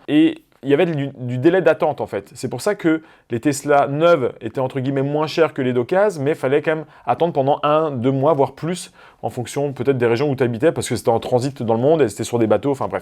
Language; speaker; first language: French; native; French